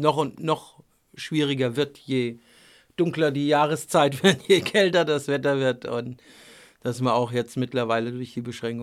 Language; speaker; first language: German; native; German